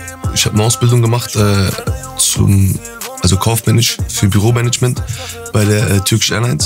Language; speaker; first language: German; early bilingual, other home language; Turkish